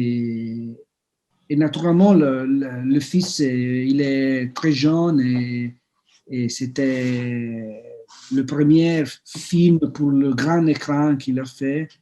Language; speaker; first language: French; non-native, fluent; Italian